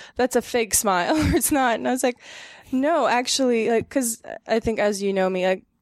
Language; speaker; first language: English; early bilingual, other home language; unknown